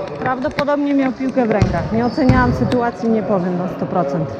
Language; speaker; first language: Polish; native; Polish